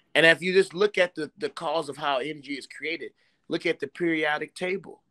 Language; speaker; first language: English; native; English